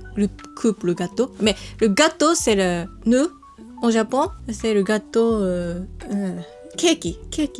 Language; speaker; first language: French; non-native, learner; Japanese